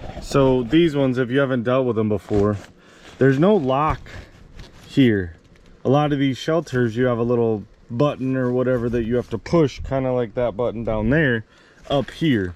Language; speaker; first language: English; native; English